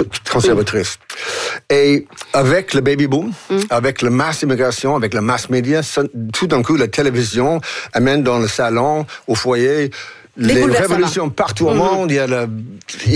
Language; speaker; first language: French; native; French